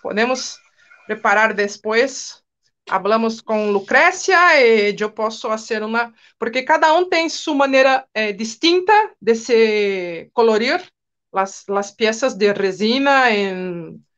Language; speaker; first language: Spanish; non-native, fluent; Portuguese